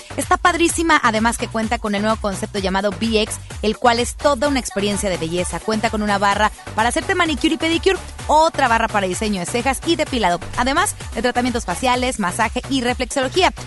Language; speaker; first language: Spanish; native; Spanish